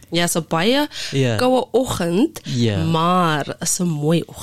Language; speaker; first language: Dutch; non-native, learner; Afrikaans